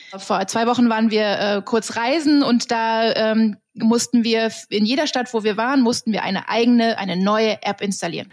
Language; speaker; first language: German; native; German